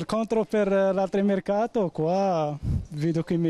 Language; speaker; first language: Italian; non-native, learner; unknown